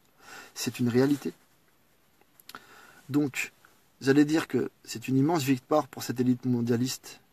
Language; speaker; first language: French; native; French